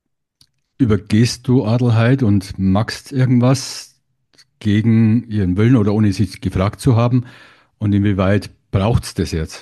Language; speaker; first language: German; native; German